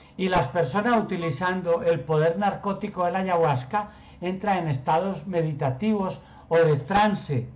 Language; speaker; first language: Spanish; native; Spanish